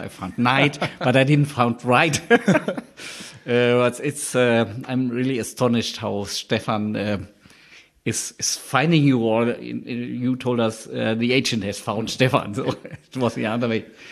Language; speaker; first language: English; non-native, learner; German